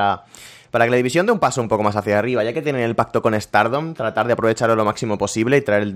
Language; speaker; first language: Spanish; native; Spanish